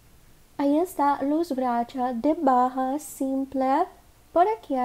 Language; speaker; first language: Spanish; non-native, learner; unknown